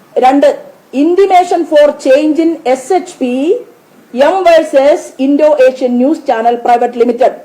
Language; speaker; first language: English; non-native, local second language; Malayalam